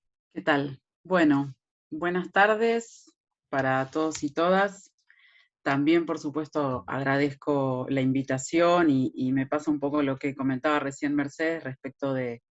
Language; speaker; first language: Spanish; native; Spanish